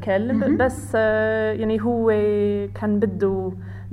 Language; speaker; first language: Arabic; non-native, learner; English